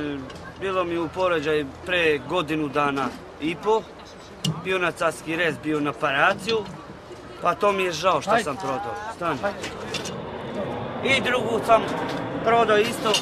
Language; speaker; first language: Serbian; non-native, local second language; Romany